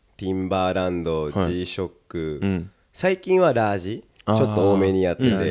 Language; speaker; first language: Japanese; native; Japanese